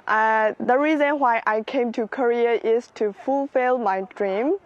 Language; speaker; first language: English; non-native, fluent; Burmese